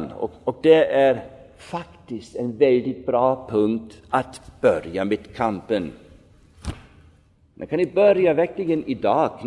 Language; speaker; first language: Swedish; non-native, fluent; German